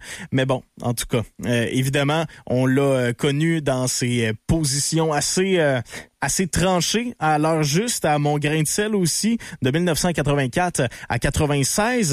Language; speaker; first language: French; native; French